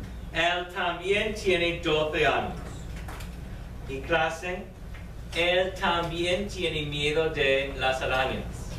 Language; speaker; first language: Spanish; non-native, fluent; English